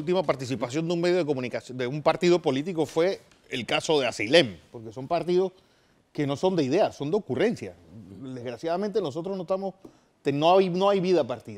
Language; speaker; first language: Spanish; native; Spanish